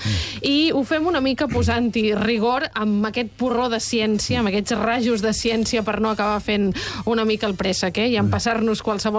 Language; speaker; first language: Catalan; native; Catalan